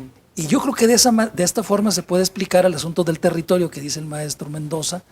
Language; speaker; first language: Spanish; native; Spanish